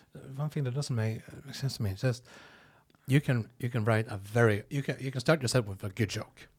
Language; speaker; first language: English; non-native, fluent; Norwegian